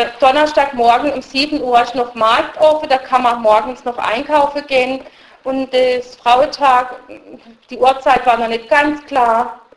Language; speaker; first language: German; early bilingual, other home language; Russian